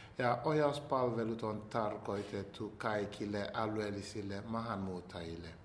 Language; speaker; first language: Finnish; non-native, fluent; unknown